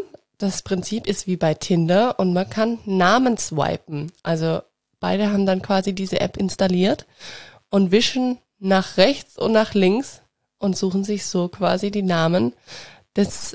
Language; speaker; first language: German; native; German